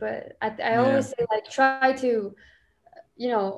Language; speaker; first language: English; non-native, fluent; French